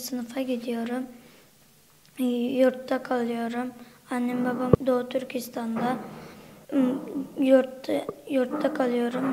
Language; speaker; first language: Turkish; early bilingual, other home language; Uyghur